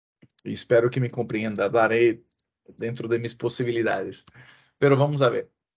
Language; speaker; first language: Spanish; non-native, fluent; Portuguese